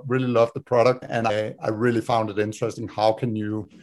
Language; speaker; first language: English; non-native, fluent; Danish